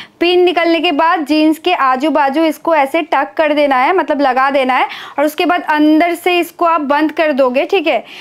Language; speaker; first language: Hindi; non-native, local second language; Bangla